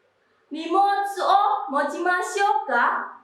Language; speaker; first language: Japanese; non-native, fluent; Indonesian